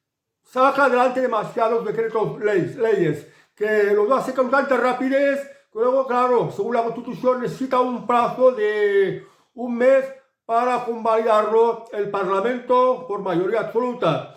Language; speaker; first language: Spanish; native; Spanish